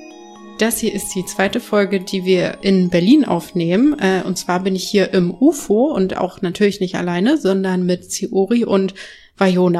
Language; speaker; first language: German; native; German